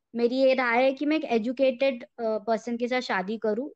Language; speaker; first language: Hindi; native; Hindi